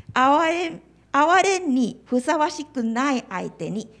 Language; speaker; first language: Japanese; non-native, fluent; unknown